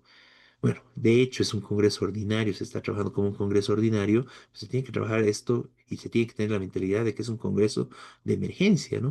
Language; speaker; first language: Spanish; native; Spanish